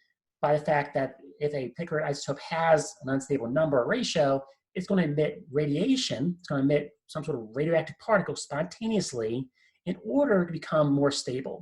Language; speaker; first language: English; native; English